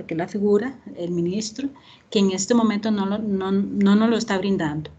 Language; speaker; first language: Spanish; native; Spanish